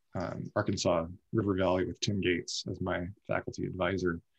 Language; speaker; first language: English; native; English